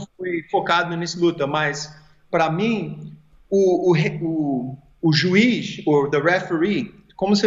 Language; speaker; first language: Portuguese; early bilingual, heritage; English